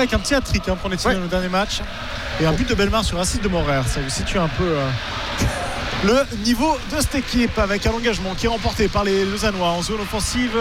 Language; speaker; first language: French; native; French